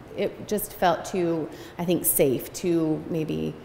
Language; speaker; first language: English; native; English